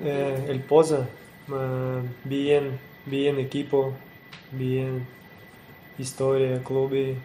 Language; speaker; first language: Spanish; non-native, learner; Portuguese